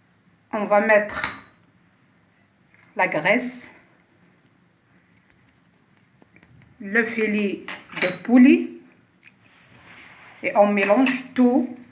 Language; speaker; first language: French; non-native, local second language; Arabic